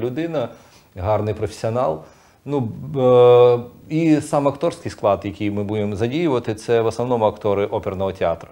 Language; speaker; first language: Ukrainian; non-native, local second language; Russian